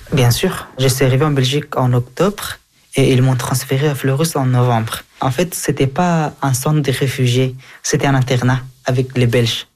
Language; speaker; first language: French; early bilingual, other home language; Persian